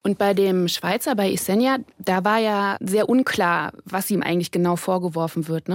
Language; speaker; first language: German; native; German